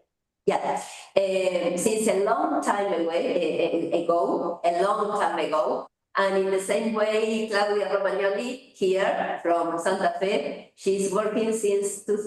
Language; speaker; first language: English; non-native, fluent; Spanish